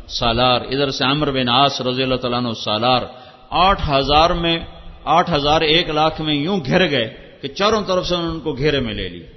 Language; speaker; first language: Urdu; non-native, local second language; Punjabi